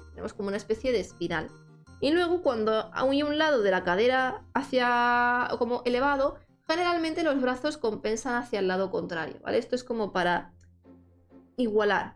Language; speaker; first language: Spanish; native; Spanish